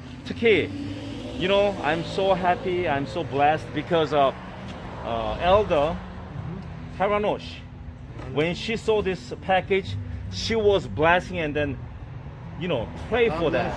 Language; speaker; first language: English; non-native, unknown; Korean